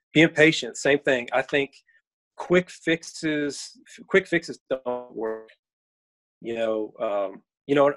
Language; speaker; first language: English; native; English